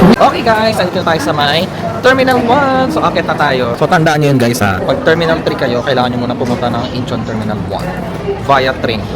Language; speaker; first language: Filipino; native; Filipino